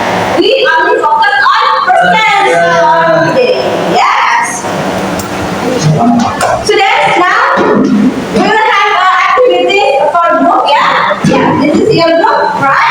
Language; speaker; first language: English; non-native, fluent; Indonesian